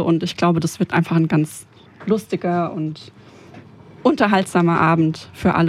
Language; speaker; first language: German; native; German